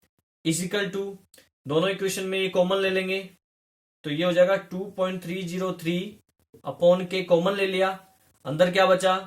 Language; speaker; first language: Hindi; native; Hindi